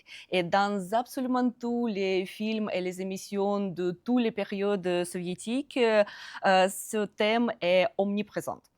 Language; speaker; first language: French; non-native, fluent; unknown